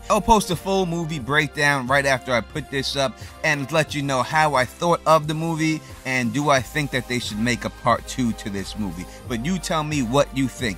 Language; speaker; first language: English; native; English